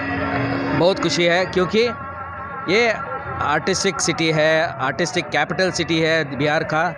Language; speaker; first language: Hindi; non-native, local second language; Kannada